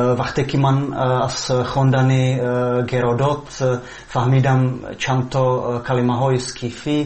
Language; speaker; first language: Persian; non-native, fluent; Czech